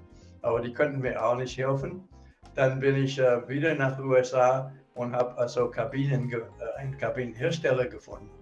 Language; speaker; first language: German; non-native, fluent; English